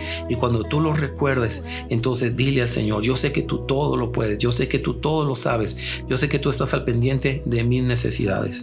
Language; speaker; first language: Spanish; native; Spanish